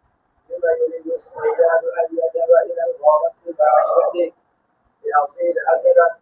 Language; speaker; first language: Arabic; non-native, learner; Bangla